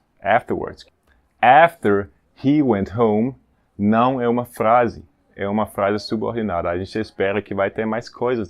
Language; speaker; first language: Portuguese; non-native, fluent; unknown